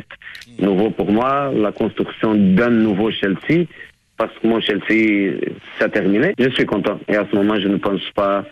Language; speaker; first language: French; non-native, fluent; Portuguese